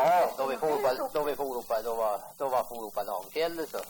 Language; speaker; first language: Swedish; native; Swedish